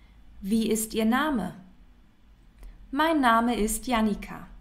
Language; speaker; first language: German; non-native, fluent; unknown